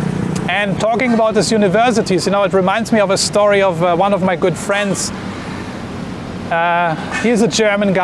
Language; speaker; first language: English; non-native, fluent; German